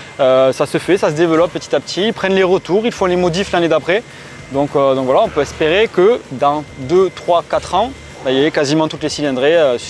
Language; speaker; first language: French; native; French